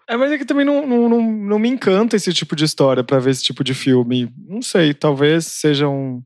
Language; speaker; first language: Portuguese; native; Portuguese